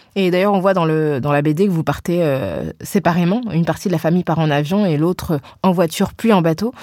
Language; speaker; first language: French; early bilingual, other home language; Wolof